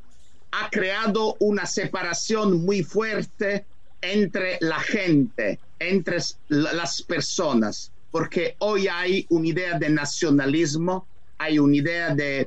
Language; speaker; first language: Spanish; non-native, fluent; Italian